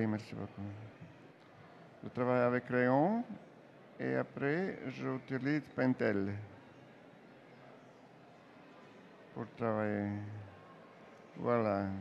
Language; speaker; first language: French; non-native, learner; Serbian